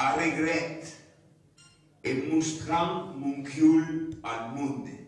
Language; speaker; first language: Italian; non-native, learner; Occitan